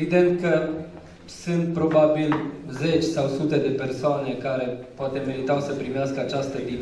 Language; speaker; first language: Romanian; native; Romanian